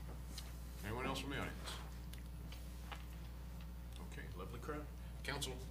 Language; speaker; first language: English; native; English